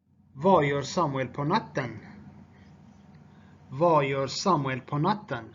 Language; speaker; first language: Swedish; non-native, fluent; Tigrinya